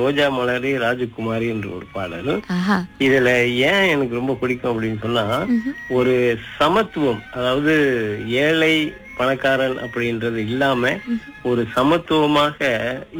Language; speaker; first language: Tamil; early bilingual, heritage; Tamil